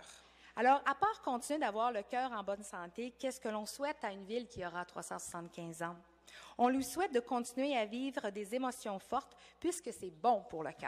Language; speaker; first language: French; native; French